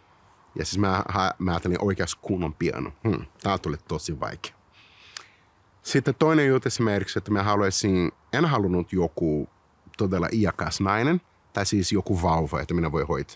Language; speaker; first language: Finnish; non-native, fluent; Portuguese